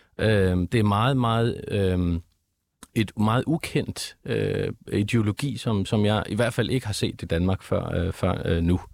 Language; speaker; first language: Danish; early bilingual, other home language; Arabic